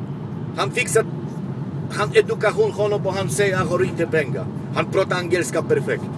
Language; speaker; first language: Swedish; non-native, local second language; Polish